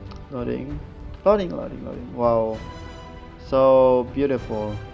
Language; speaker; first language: English; non-native, learner; Indonesian